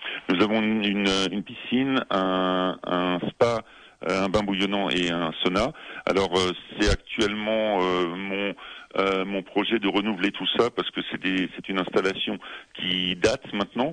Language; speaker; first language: French; native; French